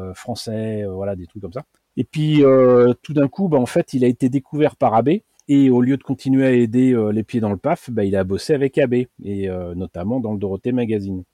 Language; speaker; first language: French; native; French